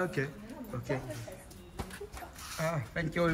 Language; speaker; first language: English; non-native, learner; French